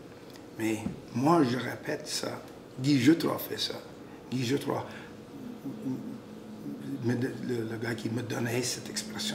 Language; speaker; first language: French; non-native, local second language; English